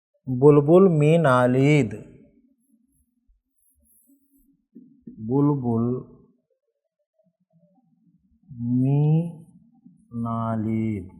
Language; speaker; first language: Persian; non-native, fluent; Urdu